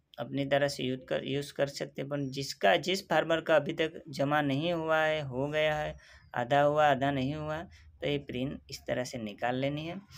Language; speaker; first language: Hindi; non-native, local second language; Gujarati